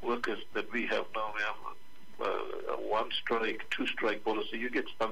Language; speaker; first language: English; native; English